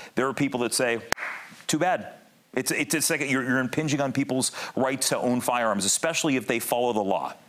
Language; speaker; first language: English; native; English